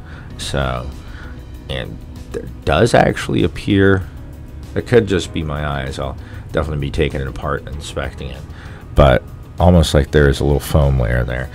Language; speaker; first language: English; native; English